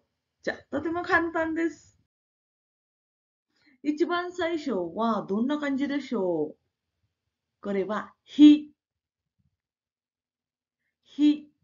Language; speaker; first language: Japanese; non-native, fluent; Marathi